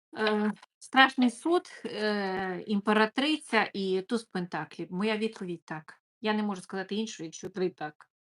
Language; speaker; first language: Ukrainian; non-native, local second language; Russian